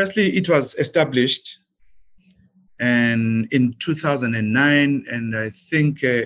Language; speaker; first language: English; non-native, local second language; Zulu